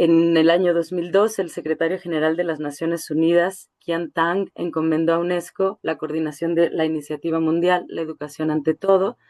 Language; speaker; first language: Spanish; native; Spanish